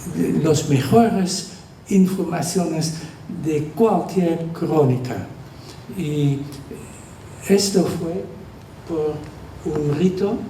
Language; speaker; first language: Spanish; non-native, fluent; Dutch